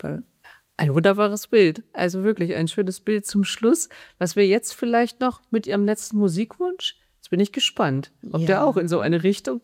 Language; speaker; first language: German; native; German